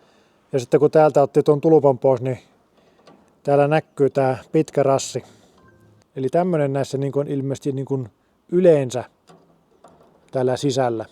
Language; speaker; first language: Finnish; native; Finnish